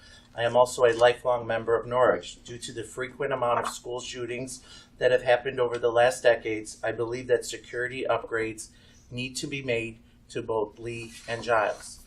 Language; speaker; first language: English; native; English